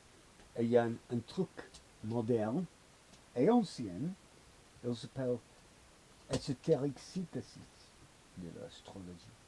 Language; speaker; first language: French; non-native, learner; English